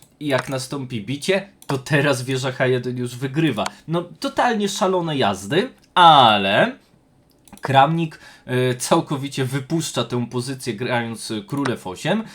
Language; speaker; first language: Polish; native; Polish